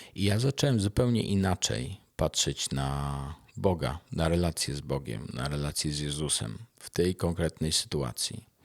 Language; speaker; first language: Polish; native; Polish